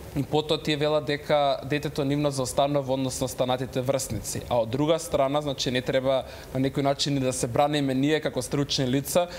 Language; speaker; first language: Macedonian; native; Macedonian